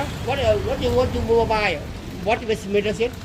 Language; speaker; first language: English; non-native, learner; Thai